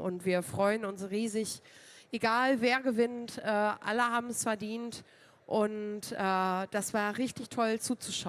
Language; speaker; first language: German; native; German